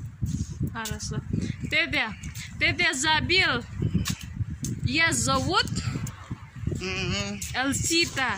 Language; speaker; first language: Russian; non-native, learner; Indonesian